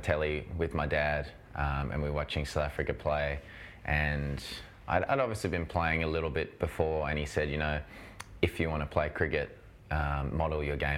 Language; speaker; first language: English; native; English